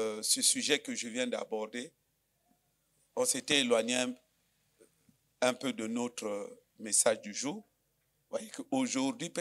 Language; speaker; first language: French; non-native, local second language; Lingala